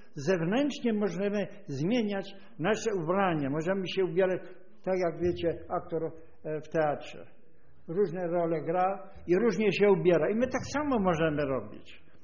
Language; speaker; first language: Polish; native; Polish